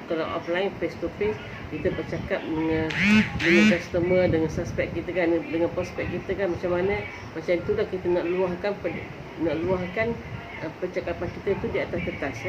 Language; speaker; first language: Malay; native; Malay